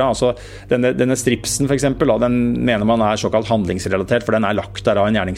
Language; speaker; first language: Norwegian; native; Norwegian